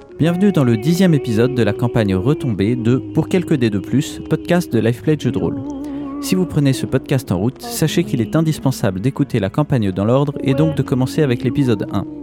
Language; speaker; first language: French; native; French